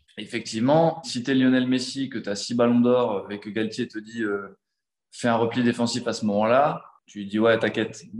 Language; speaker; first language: French; native; French